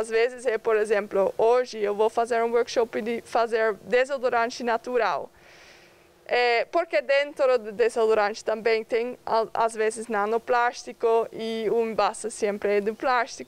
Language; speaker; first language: Portuguese; non-native, fluent; Dutch